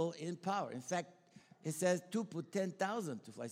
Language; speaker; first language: English; non-native, fluent; Bulgarian